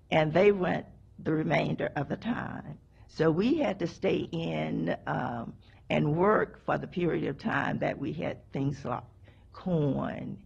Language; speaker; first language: English; native; English